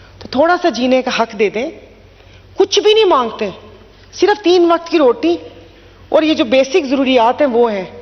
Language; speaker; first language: Urdu; non-native, local second language; Sindhi